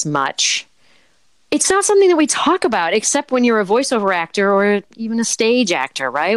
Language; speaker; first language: English; native; English